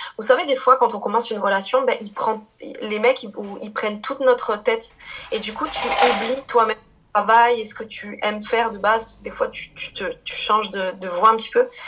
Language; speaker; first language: French; early bilingual, other home language; Portuguese